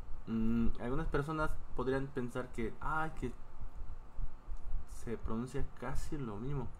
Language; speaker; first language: Spanish; non-native, fluent; Korean